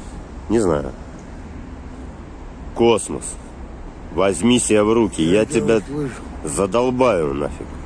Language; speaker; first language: Russian; native; Russian